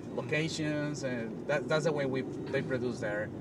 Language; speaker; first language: English; non-native, learner; Spanish